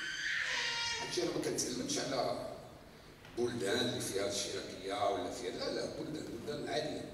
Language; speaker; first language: Arabic; native; Arabic